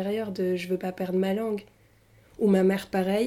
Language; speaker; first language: French; early bilingual, other home language; Arabic